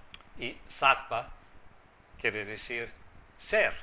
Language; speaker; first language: Spanish; non-native, fluent; English